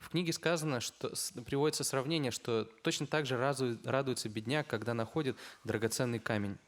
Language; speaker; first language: Russian; native; Russian